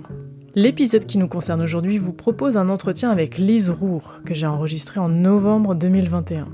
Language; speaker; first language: French; native; French